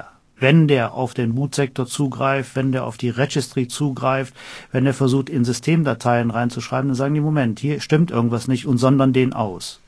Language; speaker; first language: German; native; German